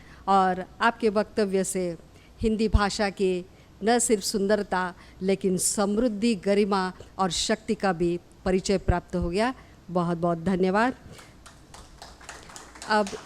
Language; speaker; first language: Hindi; native; Hindi